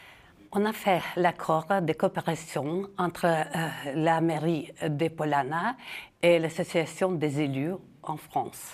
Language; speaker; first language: French; non-native, fluent; Ukrainian